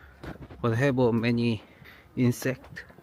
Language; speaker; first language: English; non-native, learner; Korean